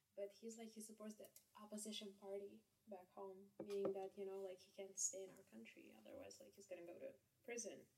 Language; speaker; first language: English; non-native, fluent; Kazakh